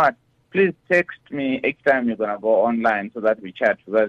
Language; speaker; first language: English; non-native, local second language; Shona